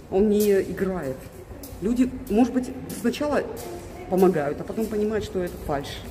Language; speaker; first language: Russian; native; Russian